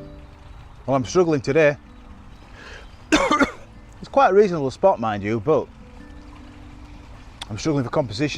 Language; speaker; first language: English; native; English